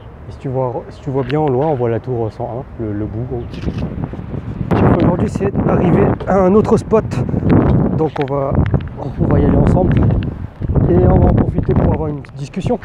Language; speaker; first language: French; native; French